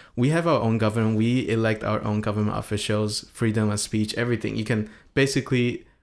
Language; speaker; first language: English; non-native, fluent; Chinese